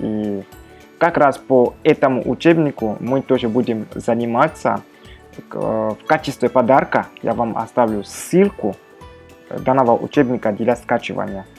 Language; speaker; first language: Russian; non-native, fluent; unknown